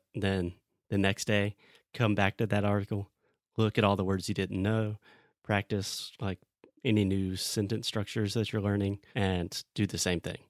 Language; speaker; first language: English; native; English